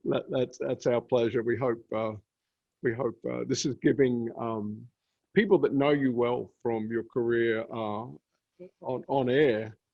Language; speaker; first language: English; native; English